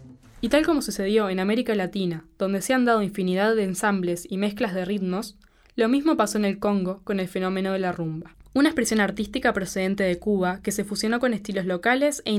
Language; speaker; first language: Spanish; native; Spanish